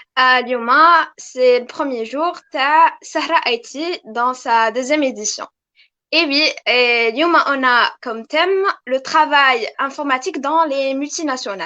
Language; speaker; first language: French; non-native, local second language; Arabic